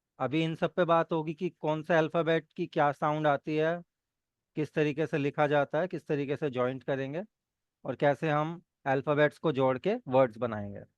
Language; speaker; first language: Hindi; native; Hindi